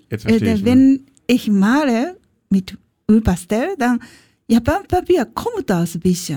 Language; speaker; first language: German; non-native, learner; Japanese